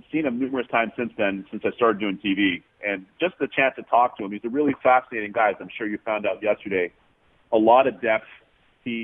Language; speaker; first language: English; native; English